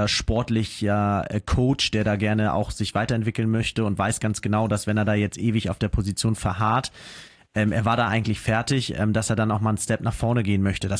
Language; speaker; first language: German; native; German